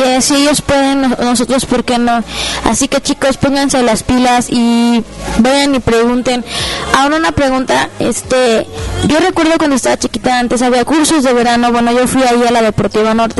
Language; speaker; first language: Spanish; native; Spanish